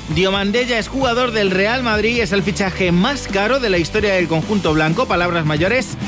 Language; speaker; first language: Spanish; native; Spanish